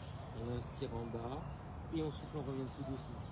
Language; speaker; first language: French; native; French